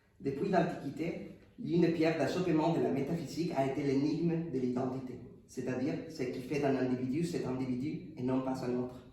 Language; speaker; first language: French; non-native, fluent; Spanish